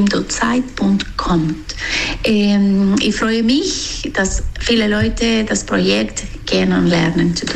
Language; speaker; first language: German; non-native, fluent; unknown